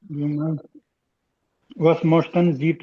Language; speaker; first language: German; non-native, learner; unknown